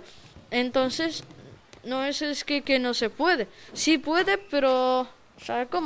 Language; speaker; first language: Spanish; early bilingual, other home language; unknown